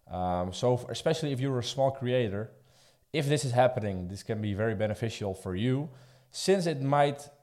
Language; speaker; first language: English; non-native, fluent; Dutch